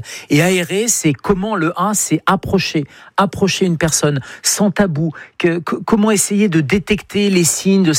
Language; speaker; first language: French; native; French